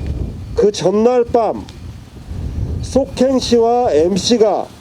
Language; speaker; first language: Korean; native; Korean